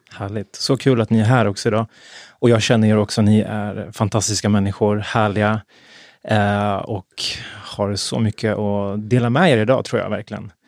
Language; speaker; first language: Swedish; native; Swedish